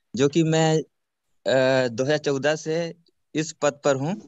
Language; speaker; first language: Hindi; native; Hindi